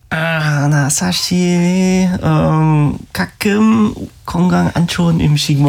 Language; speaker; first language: Korean; non-native, learner; German